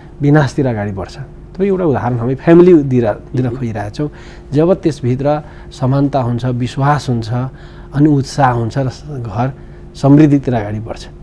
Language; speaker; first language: Nepali; non-native, local second language; Bhojpuri